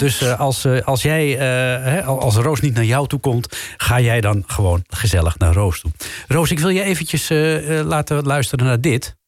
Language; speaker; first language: Dutch; native; Dutch